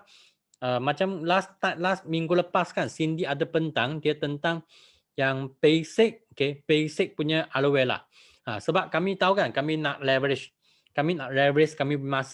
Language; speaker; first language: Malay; non-native, local second language; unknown